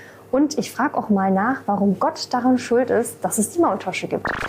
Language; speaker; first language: German; native; German